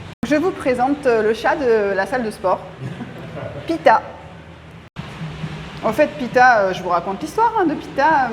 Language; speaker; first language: French; native; French